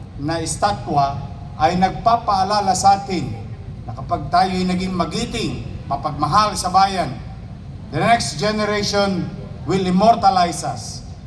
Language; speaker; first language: Filipino; native; Filipino